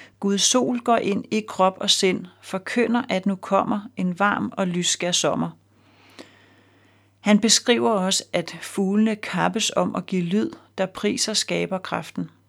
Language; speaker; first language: Danish; native; Danish